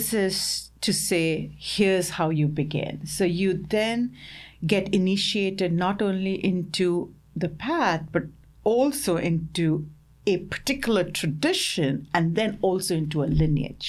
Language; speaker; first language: English; non-native, local second language; Assamese